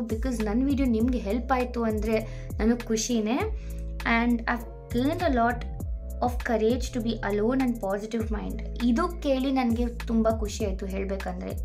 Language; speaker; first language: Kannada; non-native, local second language; Telugu